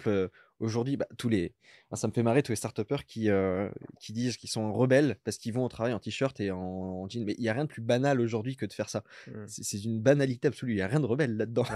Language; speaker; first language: French; native; French